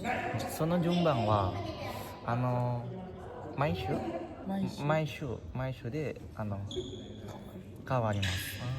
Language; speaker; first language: Japanese; non-native, learner; Indonesian